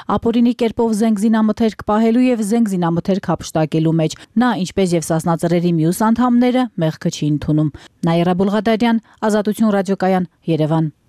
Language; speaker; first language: Armenian; native; Armenian